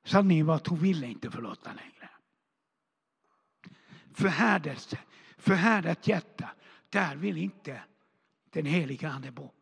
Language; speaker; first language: Swedish; non-native, fluent; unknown